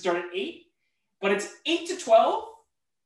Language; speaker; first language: English; native; English